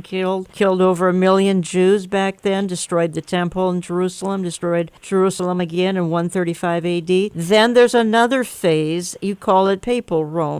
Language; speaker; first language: English; native; English